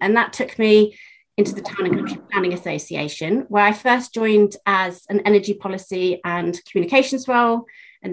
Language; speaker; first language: English; native; English